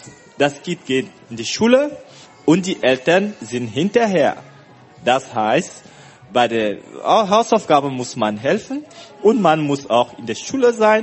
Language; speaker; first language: German; non-native, fluent; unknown